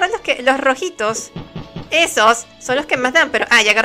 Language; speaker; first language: Spanish; native; Spanish